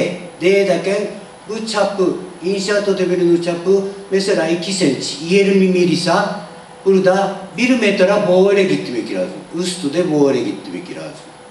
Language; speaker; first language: Turkish; non-native, learner; Japanese